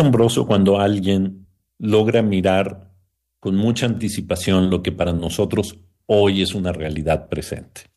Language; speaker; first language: Spanish; native; Spanish